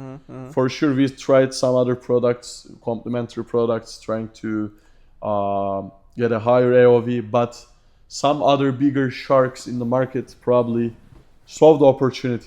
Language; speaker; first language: English; non-native, fluent; Turkish